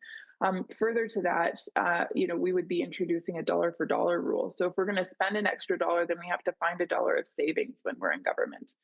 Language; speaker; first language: English; native; English